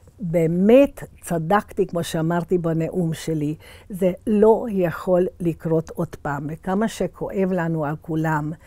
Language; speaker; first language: Hebrew; early bilingual, other home language; Hungarian